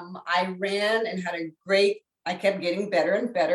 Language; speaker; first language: English; native; English